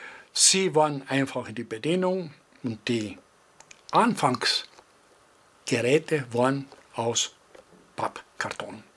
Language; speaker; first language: German; non-native, fluent; Greek